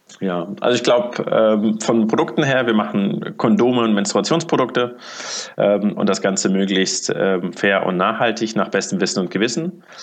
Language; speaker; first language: German; early bilingual, other home language; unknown